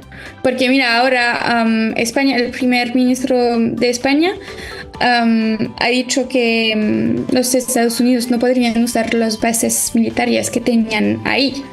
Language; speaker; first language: Spanish; non-native, fluent; French